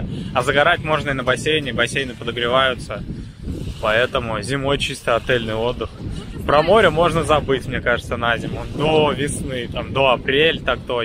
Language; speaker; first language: Russian; native; Russian